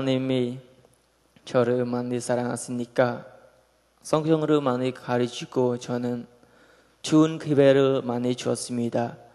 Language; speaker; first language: Korean; non-native, learner; Khmer